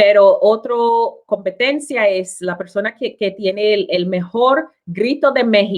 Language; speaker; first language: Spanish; non-native, learner; English